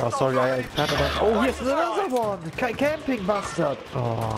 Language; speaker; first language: English; non-native, learner; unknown